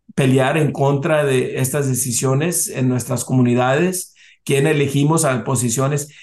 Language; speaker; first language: Spanish; early bilingual, heritage; Spanish